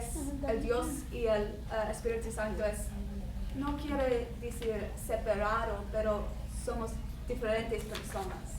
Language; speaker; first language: Spanish; non-native, learner; English